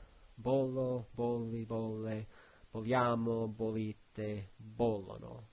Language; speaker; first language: Italian; non-native, learner; English